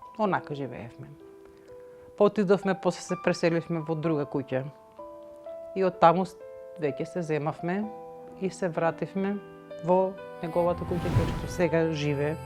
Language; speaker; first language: Macedonian; native; Macedonian